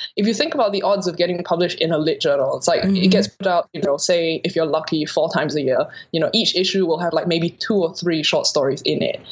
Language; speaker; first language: English; native; English